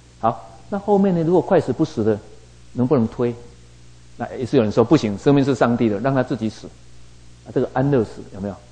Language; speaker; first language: Chinese; native; Chinese